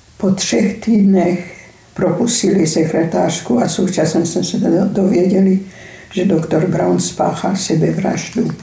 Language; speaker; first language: Czech; non-native, fluent; Hungarian